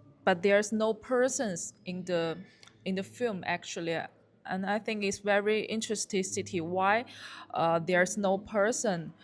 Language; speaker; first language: English; non-native, learner; Chinese